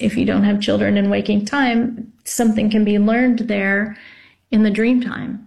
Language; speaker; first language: English; native; English